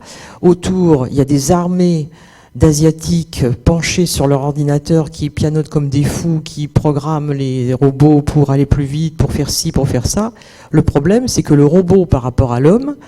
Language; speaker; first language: French; native; French